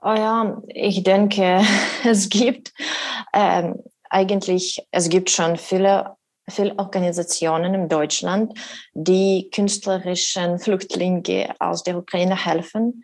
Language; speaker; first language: German; non-native, learner; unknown